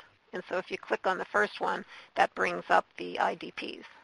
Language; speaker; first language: English; native; English